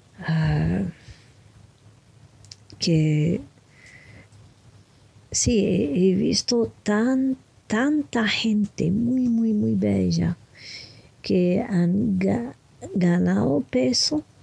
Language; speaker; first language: Spanish; non-native, fluent; French